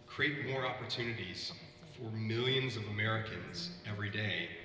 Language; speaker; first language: English; native; English